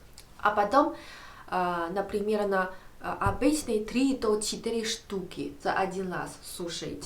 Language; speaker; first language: Russian; non-native, learner; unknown